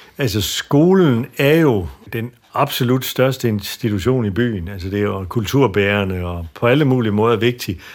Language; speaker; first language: Danish; native; Danish